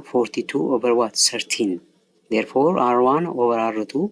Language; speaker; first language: English; non-native, local second language; Amharic